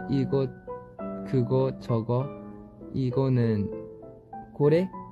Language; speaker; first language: Korean; non-native, fluent; Thai